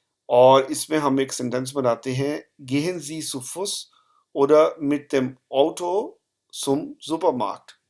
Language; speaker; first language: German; non-native, fluent; Urdu